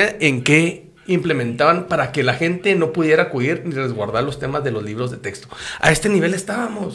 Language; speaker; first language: Spanish; native; Spanish